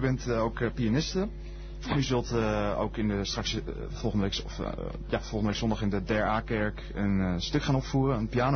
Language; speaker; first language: Dutch; native; Dutch